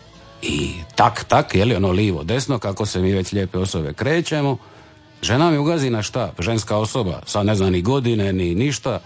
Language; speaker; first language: Serbian; native; Serbian